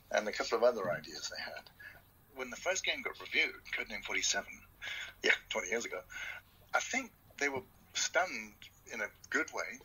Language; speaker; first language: English; native; English